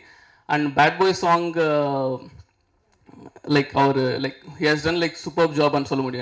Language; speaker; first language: Tamil; non-native, local second language; Telugu